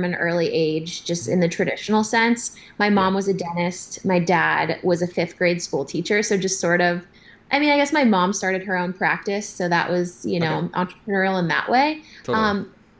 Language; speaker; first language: English; native; English